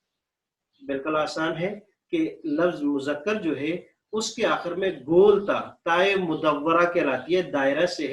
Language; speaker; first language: Urdu; native; Urdu